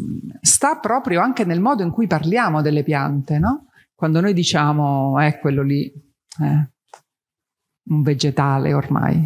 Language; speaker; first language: Italian; native; Italian